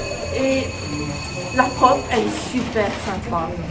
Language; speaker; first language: French; non-native, local second language; Morisyen